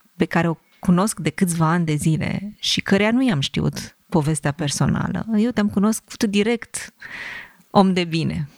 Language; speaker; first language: Romanian; native; Romanian